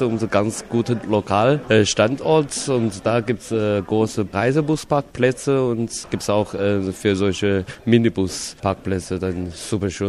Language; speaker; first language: German; non-native, learner; Chinese